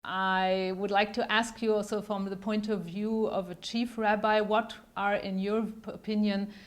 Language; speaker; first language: English; non-native, fluent; German